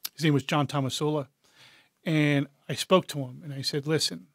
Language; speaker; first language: English; native; English